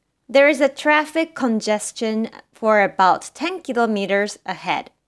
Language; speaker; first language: English; non-native, fluent; Japanese